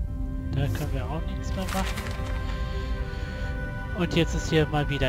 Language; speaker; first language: German; native; German